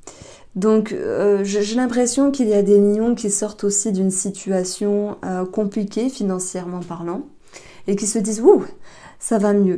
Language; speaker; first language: French; native; French